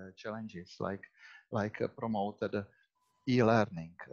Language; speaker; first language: English; non-native, fluent; Czech